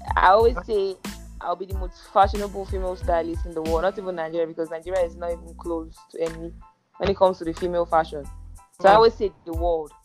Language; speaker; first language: English; non-native, local second language; Yoruba